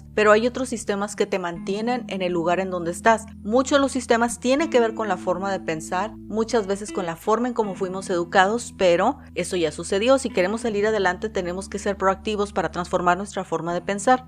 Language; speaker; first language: Spanish; native; Spanish